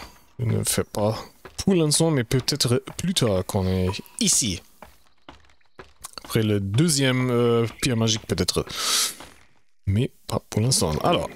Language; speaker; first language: French; non-native, learner; German